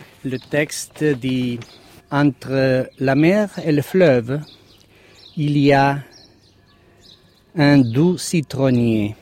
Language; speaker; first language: French; non-native, fluent; Spanish